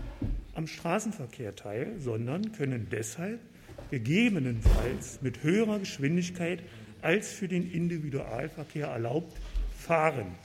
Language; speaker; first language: German; native; German